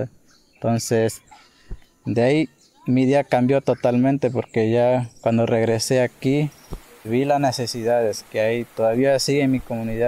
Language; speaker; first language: Spanish; non-native, local second language; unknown